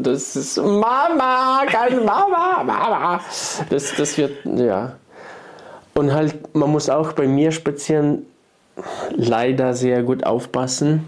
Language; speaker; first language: German; non-native, fluent; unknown